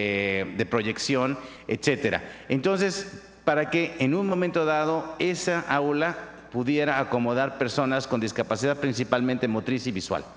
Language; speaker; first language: Spanish; native; Spanish